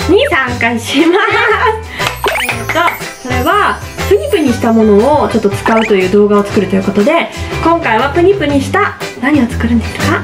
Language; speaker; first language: Japanese; native; Japanese